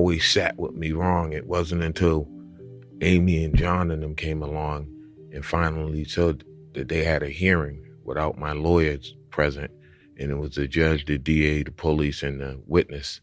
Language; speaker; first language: English; native; English